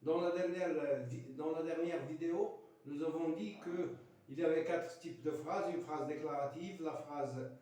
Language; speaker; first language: French; non-native, local second language; Arabic